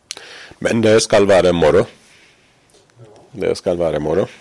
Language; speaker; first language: Norwegian; non-native, fluent; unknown